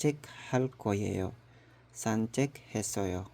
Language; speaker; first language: Korean; non-native, learner; Filipino